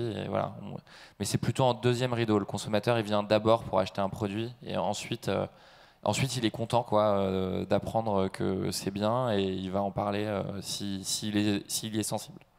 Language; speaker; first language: French; native; French